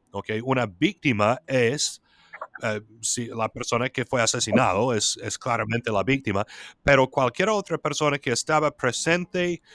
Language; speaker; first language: Spanish; non-native, fluent; English